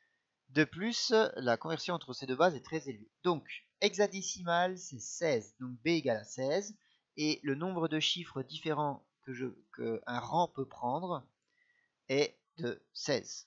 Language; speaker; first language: French; native; French